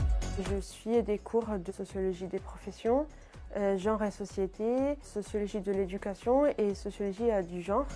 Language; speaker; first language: French; non-native, fluent; Italian